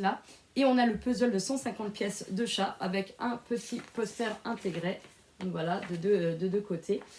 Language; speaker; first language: French; native; French